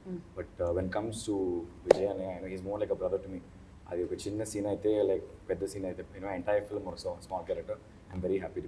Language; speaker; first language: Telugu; non-native, learner; Tamil